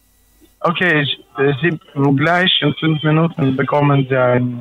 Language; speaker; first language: German; non-native, learner; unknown